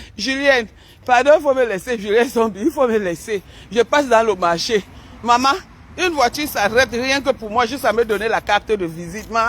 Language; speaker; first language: French; non-native, local second language; Basaa